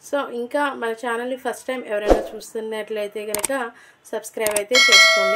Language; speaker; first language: Telugu; native; Telugu